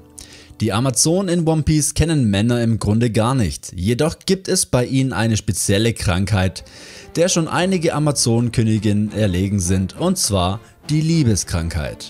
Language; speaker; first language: German; native; German